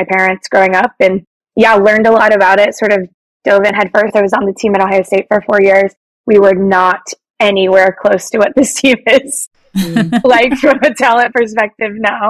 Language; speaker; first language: English; native; English